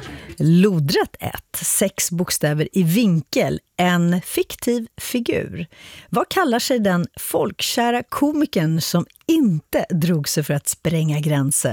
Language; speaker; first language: Swedish; native; Swedish